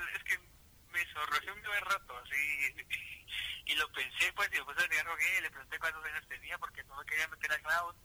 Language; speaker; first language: Spanish; native; Spanish